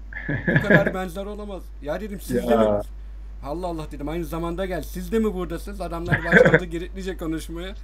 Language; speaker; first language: Turkish; native; Turkish